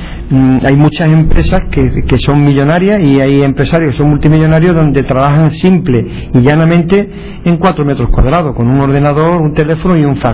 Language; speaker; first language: Spanish; native; Spanish